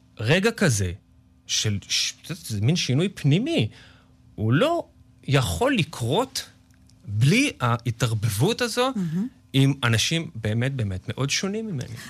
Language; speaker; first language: Hebrew; native; Hebrew